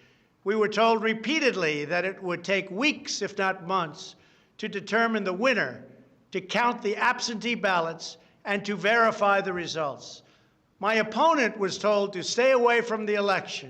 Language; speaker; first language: English; native; English